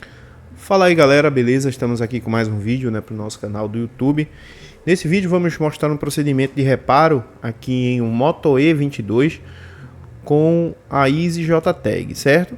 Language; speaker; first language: Portuguese; native; Portuguese